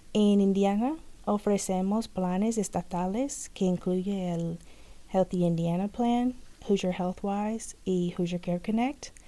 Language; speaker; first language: Spanish; non-native, fluent; English